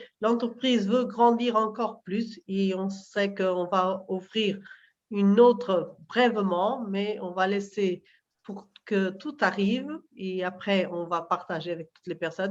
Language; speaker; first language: French; non-native, fluent; Portuguese